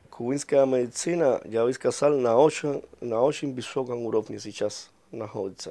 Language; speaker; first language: Russian; non-native, fluent; Spanish